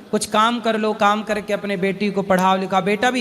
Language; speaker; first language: Hindi; native; Hindi